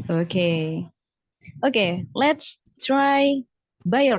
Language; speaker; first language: English; non-native, fluent; Javanese